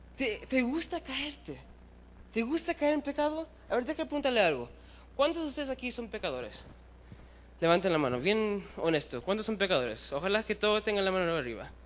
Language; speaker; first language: Spanish; early bilingual, heritage; Spanish